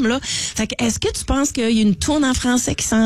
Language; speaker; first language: French; native; French